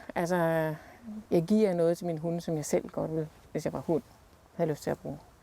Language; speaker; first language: Danish; native; Danish